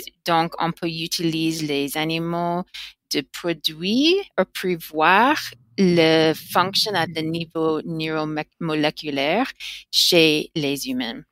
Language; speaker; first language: French; non-native, learner; English